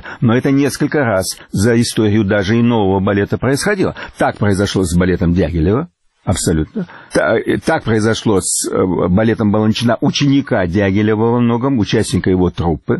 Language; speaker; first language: Russian; native; Russian